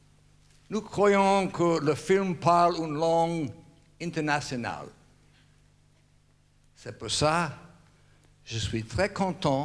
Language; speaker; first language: French; non-native, learner; English